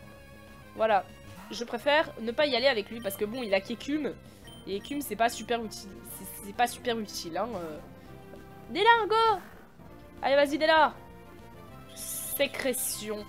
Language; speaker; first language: French; native; French